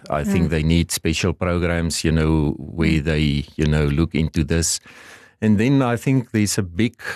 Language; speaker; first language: English; non-native, local second language; Afrikaans